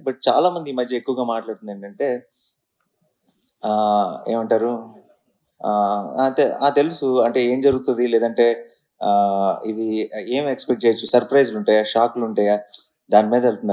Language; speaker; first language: Telugu; native; Telugu